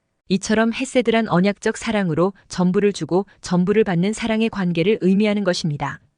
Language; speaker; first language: Korean; native; Korean